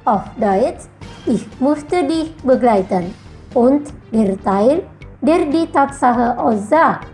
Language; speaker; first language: German; non-native, fluent; Indonesian